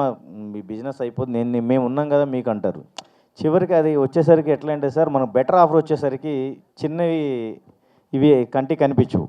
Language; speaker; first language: Telugu; native; Telugu